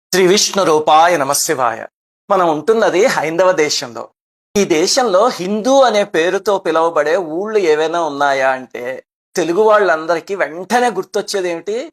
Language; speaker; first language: Telugu; native; Telugu